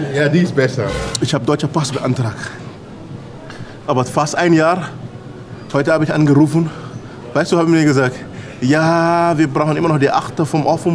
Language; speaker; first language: German; non-native, learner; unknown